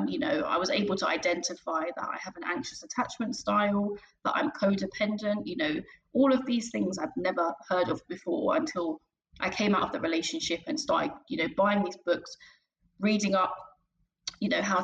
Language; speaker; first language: English; native; English